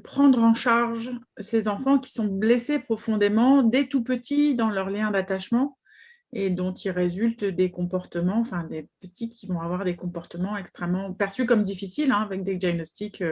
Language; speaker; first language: French; native; French